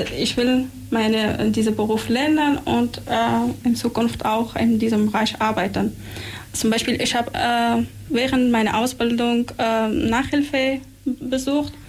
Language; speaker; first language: German; non-native, fluent; Persian